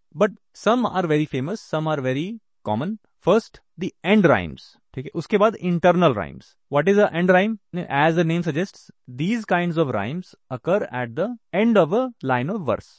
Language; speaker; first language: English; non-native, local second language; Hindi